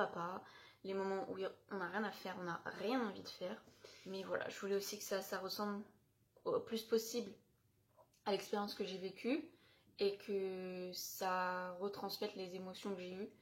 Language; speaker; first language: French; native; French